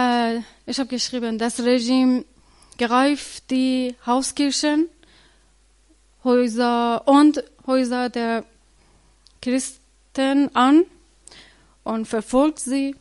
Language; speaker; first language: German; non-native, learner; Persian